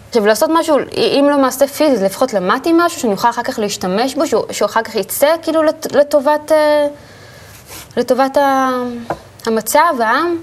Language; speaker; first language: Hebrew; native; Hebrew